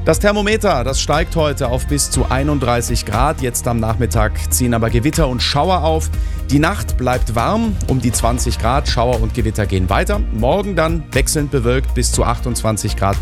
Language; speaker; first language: German; native; German